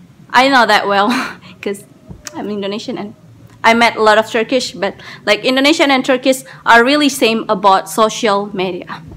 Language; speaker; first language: English; non-native, learner; Indonesian